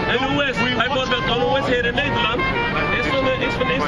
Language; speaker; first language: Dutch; non-native, learner; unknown